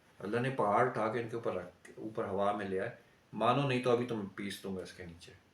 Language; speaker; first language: Urdu; native; Urdu